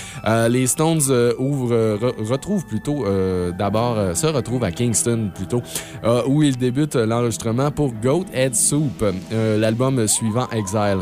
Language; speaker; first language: French; native; French